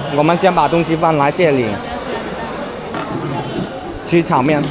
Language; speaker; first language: Chinese; non-native, fluent; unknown